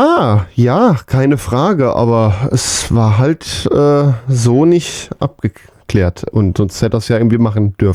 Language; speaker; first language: German; native; German